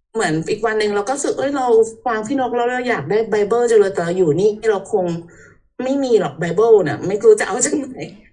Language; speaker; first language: Thai; early bilingual, heritage; Thai